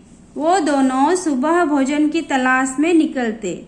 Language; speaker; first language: Hindi; non-native, local second language; Odia